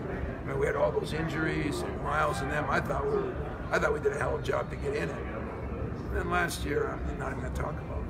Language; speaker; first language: English; native; English